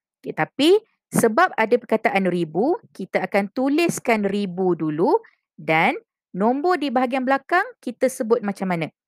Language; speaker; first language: Malay; native; Malay